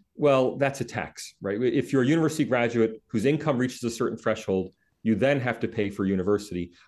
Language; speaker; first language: English; native; English